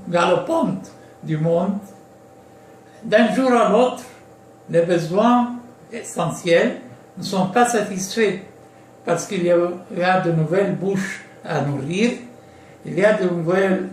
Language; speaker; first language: French; non-native, local second language; Arabic